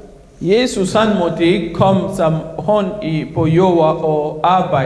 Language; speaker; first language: Danish; non-native, fluent; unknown